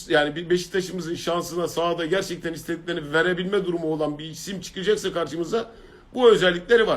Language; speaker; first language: Turkish; native; Turkish